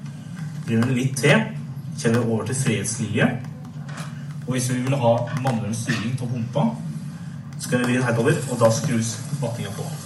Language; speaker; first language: Norwegian; native; Norwegian